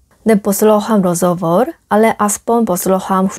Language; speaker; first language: Czech; non-native, fluent; Korean